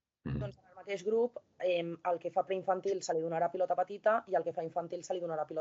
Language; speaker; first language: Catalan; native; Catalan